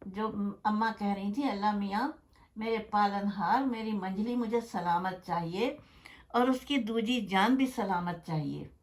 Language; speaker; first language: Urdu; native; Urdu